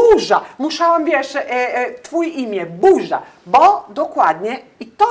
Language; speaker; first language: Polish; non-native, learner; Italian